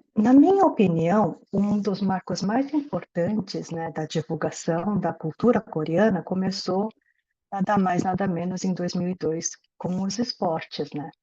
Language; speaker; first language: Portuguese; early bilingual, other home language; Korean